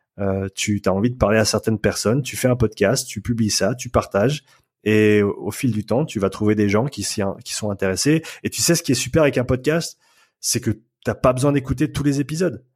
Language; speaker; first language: French; native; French